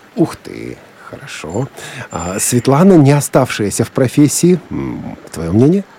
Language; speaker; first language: Russian; native; Russian